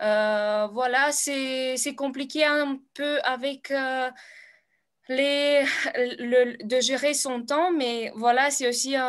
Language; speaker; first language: French; non-native, fluent; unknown